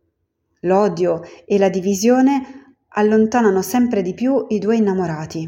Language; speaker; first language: Italian; native; Italian